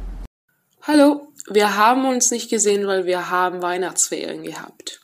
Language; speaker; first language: German; non-native, learner; Spanish